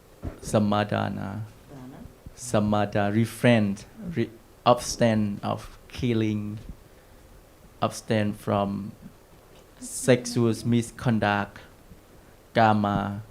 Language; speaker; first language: English; non-native, learner; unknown